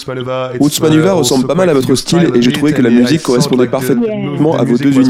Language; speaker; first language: French; native; French